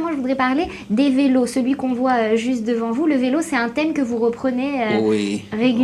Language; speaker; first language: French; native; French